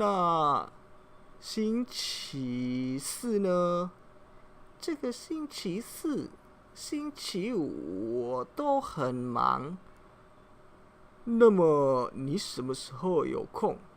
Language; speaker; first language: Chinese; non-native, fluent; Indonesian